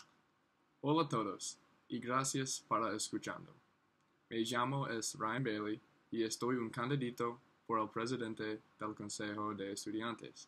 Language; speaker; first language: Spanish; non-native, learner; English